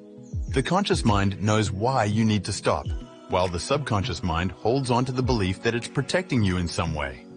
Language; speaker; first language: English; native; English